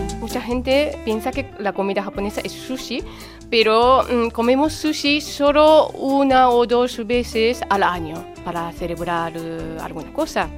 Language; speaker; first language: Spanish; non-native, fluent; Japanese